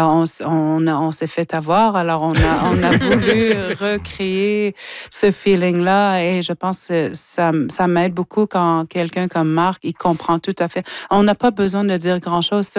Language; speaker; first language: French; non-native, local second language; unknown